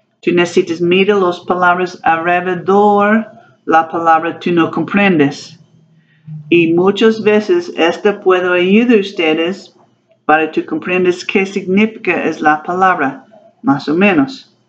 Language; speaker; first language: Spanish; non-native, learner; English